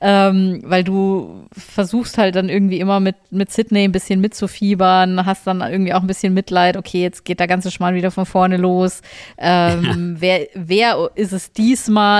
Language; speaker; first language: German; native; German